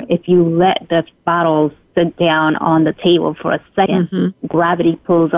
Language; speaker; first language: English; non-native, fluent; Spanish